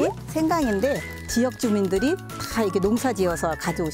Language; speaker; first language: Korean; native; Korean